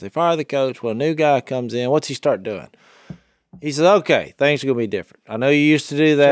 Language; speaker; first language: English; native; English